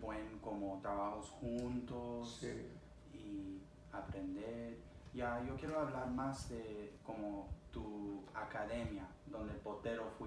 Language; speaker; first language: Spanish; early bilingual, other home language; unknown